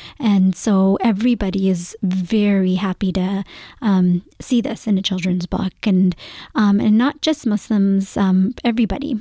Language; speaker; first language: English; early bilingual, other home language; Gujarati